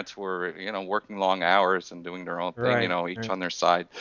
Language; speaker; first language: English; native; English